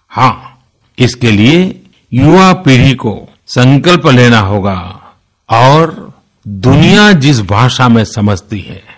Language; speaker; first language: Hindi; non-native, local second language; Gujarati